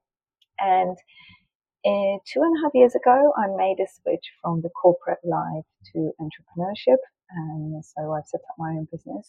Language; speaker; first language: English; non-native, fluent; Polish